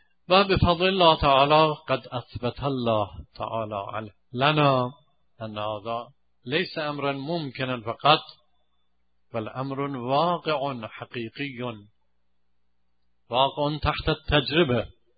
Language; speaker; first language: Arabic; non-native, fluent; Persian